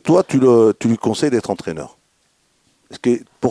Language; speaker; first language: French; native; French